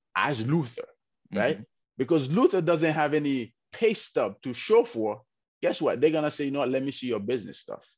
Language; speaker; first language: English; early bilingual, heritage; English